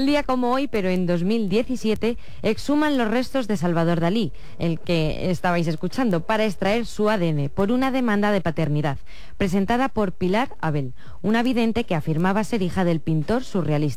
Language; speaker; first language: Spanish; native; Spanish